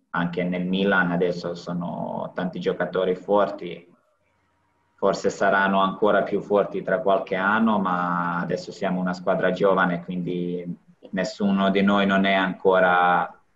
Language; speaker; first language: Italian; non-native, fluent; Serbian